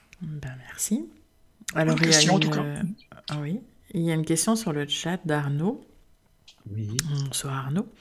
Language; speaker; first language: French; native; French